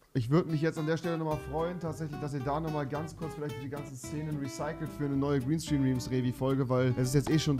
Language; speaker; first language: German; native; German